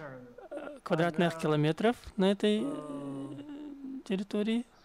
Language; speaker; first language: Russian; non-native, fluent; Chinese